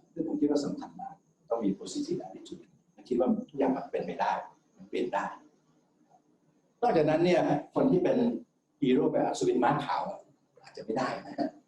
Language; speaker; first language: Thai; native; Thai